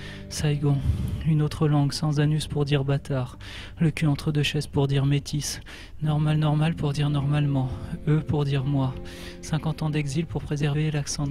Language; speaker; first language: French; native; French